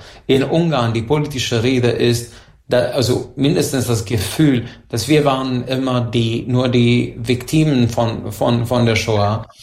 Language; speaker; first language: German; non-native, fluent; Hungarian